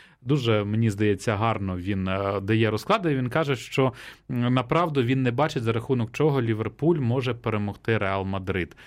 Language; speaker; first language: Ukrainian; native; Ukrainian